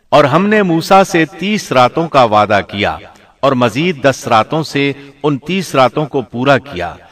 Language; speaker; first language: Urdu; native; Urdu